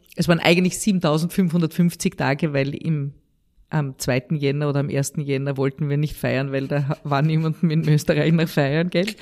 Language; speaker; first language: German; native; German